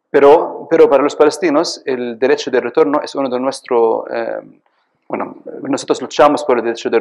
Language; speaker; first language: Spanish; non-native, fluent; Arabic